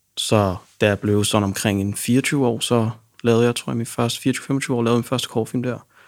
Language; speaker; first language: Danish; early bilingual, other home language; Arabic